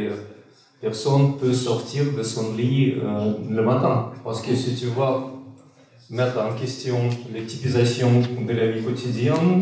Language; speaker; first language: French; non-native, fluent; Russian